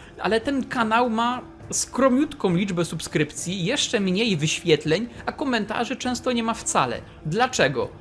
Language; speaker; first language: Polish; native; Polish